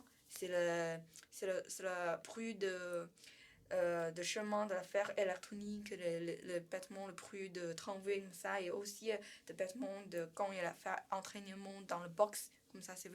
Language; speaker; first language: French; non-native, learner; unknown